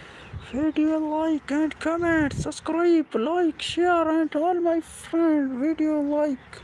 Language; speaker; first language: English; non-native, learner; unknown